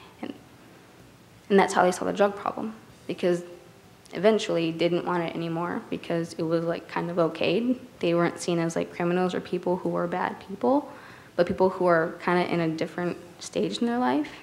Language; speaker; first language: English; native; English